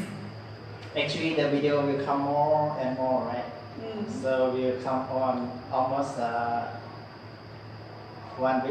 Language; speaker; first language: English; non-native, learner; Lao